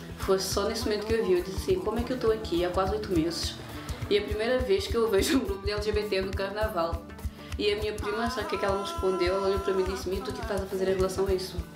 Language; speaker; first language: Portuguese; non-native, local second language; Kabuverdianu